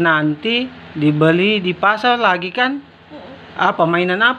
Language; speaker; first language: Malay; native; Malay